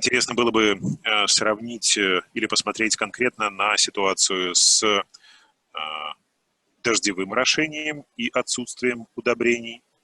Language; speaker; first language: Russian; native; Russian